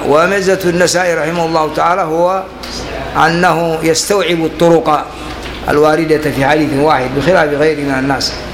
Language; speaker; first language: Arabic; non-native, fluent; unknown